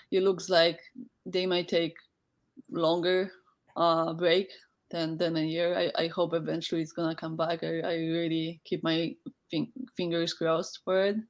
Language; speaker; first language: English; non-native, fluent; Polish